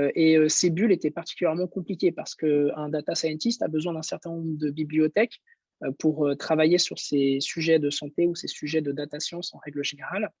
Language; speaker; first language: French; native; French